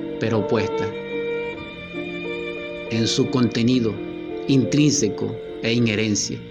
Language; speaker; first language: Spanish; native; Spanish